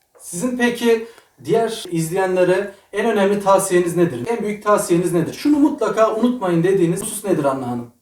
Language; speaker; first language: Turkish; native; Turkish